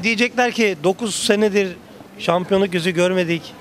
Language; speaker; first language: Turkish; native; Turkish